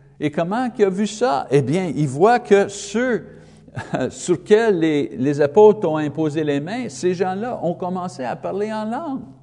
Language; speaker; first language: French; non-native, learner; English